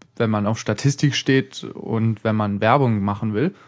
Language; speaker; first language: German; native; German